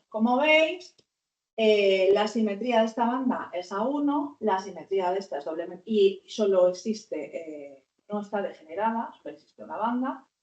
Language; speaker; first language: Spanish; native; Spanish